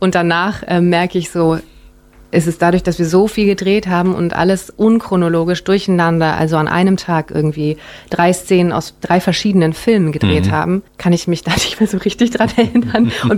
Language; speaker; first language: German; native; German